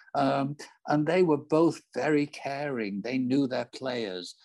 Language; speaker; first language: English; native; English